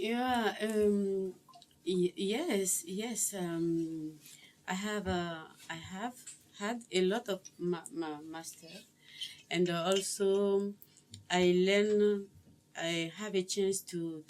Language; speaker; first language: English; non-native, learner; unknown